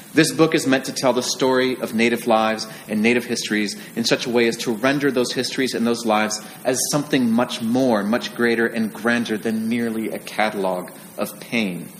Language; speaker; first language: English; native; English